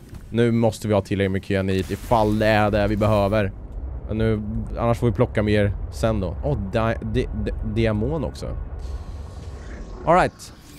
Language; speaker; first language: Swedish; native; Swedish